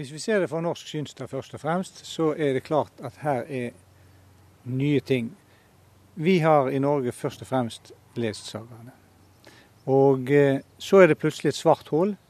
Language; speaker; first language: Norwegian; native; Norwegian